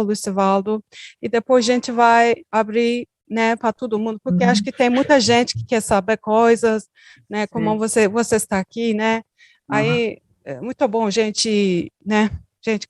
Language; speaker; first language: Portuguese; non-native, learner; Turkish